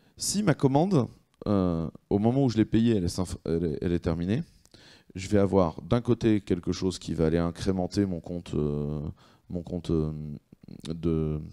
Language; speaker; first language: French; native; French